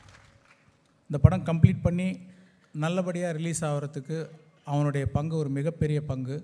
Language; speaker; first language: Tamil; native; Tamil